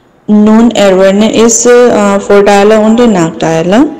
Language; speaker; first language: German; non-native, learner; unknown